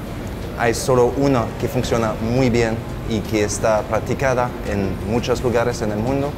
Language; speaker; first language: Spanish; non-native, fluent; French